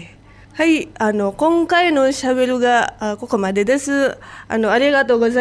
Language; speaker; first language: Japanese; non-native, fluent; Indonesian